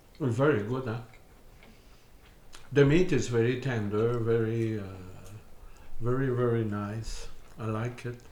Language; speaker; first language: English; non-native, learner; French